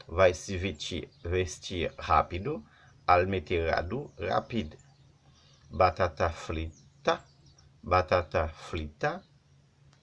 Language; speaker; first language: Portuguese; non-native, learner; Haitian Creole